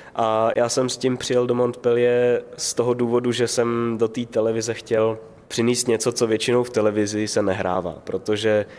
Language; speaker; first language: Czech; native; Czech